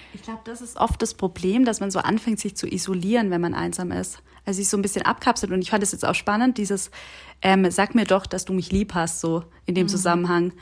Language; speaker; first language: German; native; German